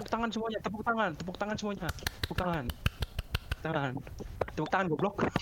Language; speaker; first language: Indonesian; non-native, local second language; Sundanese